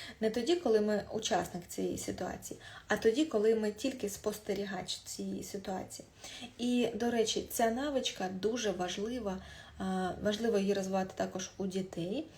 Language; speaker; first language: Ukrainian; non-native, local second language; Russian